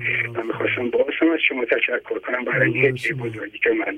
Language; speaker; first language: Persian; native; Persian